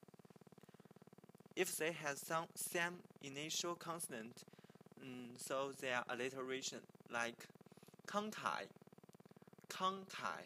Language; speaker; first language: English; non-native, learner; Chinese